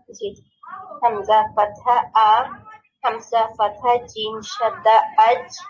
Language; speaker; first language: Arabic; non-native, learner; Bangla